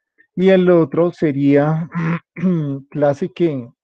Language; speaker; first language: Spanish; native; Spanish